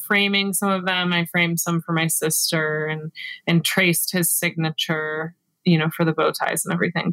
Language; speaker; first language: English; native; English